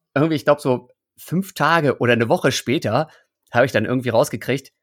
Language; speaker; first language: German; native; German